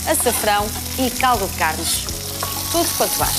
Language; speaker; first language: Portuguese; native; Portuguese